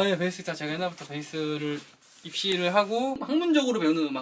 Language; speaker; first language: Korean; native; Korean